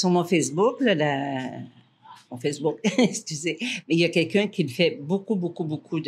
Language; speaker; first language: French; native; French